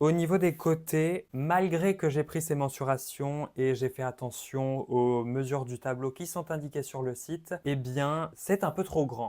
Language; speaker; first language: French; native; French